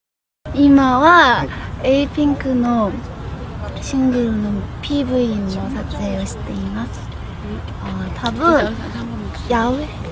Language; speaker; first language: Japanese; non-native, learner; Korean